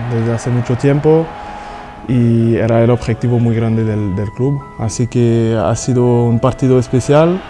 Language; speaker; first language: Spanish; non-native, fluent; French